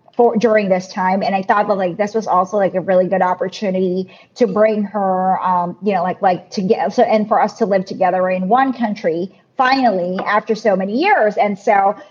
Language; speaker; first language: English; non-native, local second language; Filipino